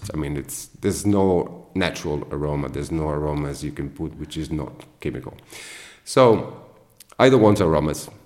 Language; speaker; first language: English; non-native, fluent; Italian